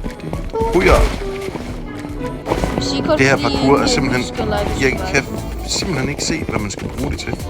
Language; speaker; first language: Danish; native; Danish